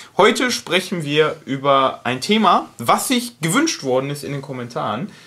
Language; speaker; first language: German; native; German